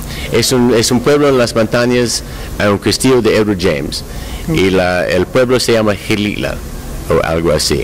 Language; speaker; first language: Spanish; non-native, learner; English